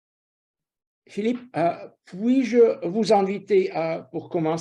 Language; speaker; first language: French; non-native, fluent; Russian